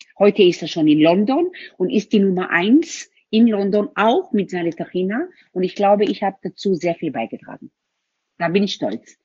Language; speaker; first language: German; non-native, fluent; Hebrew